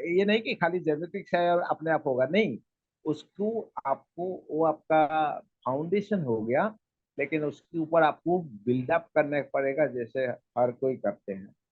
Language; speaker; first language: Hindi; non-native, local second language; Assamese